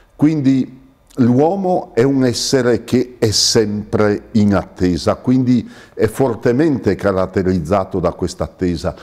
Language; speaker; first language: Italian; native; Italian